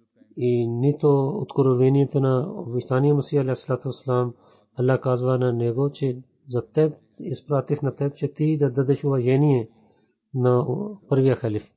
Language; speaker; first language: Bulgarian; non-native, fluent; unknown